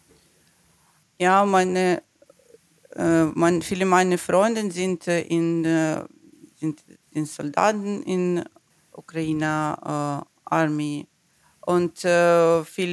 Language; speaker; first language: German; non-native, learner; Ukrainian